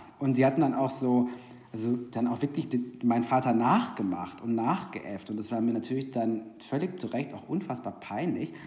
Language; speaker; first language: German; native; German